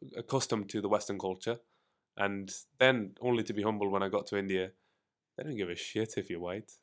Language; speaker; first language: English; early bilingual, other home language; Hindi